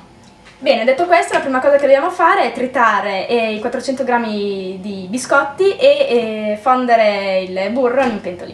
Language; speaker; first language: Italian; native; Italian